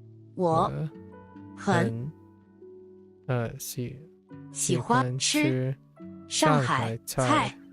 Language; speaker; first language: Chinese; non-native, learner; English